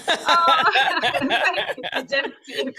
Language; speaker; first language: English; non-native, fluent; Spanish